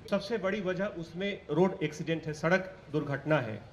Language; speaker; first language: Hindi; native; Hindi